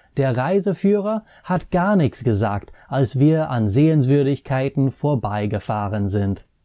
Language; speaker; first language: German; non-native, fluent; English